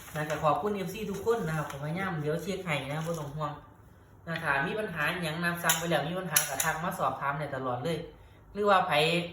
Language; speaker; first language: Thai; native; Thai